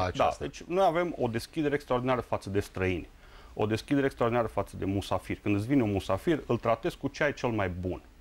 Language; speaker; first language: Romanian; native; Romanian